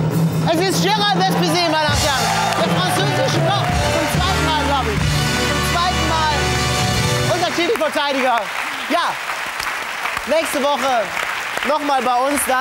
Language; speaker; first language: German; native; German